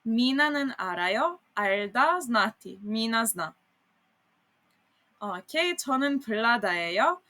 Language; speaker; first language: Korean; non-native, fluent; Serbian